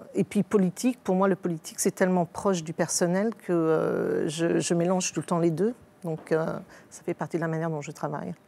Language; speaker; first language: French; native; French